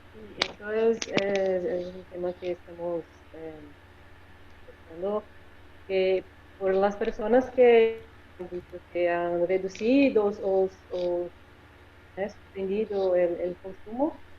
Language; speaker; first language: Spanish; non-native, learner; Portuguese